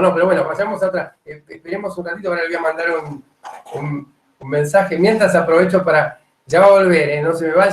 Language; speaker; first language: Spanish; native; Spanish